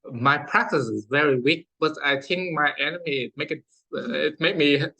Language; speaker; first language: English; non-native, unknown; Vietnamese